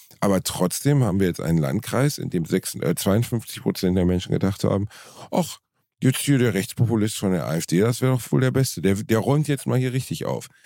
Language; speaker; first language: German; native; German